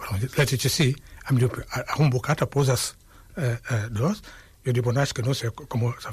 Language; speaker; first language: Catalan; non-native, fluent; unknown